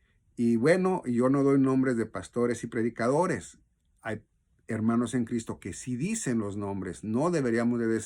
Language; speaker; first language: Spanish; native; Spanish